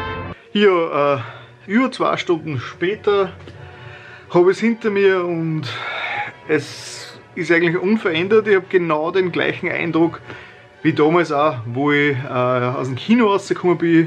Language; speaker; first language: German; native; German